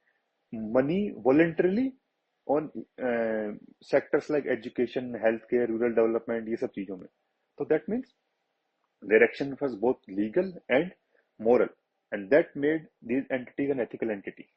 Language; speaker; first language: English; non-native, local second language; Hindi